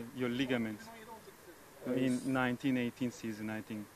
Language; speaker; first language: English; non-native, fluent; Turkish